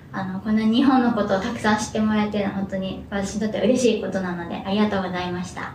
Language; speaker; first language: Japanese; native; Japanese